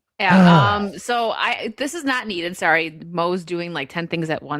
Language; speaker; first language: English; native; English